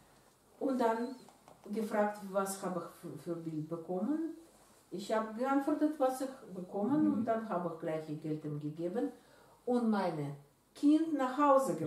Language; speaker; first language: German; non-native, learner; Russian